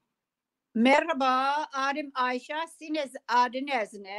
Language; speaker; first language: Turkish; non-native, learner; English